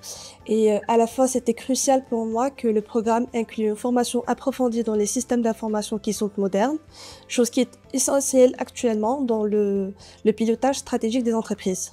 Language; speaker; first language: French; non-native, local second language; Arabic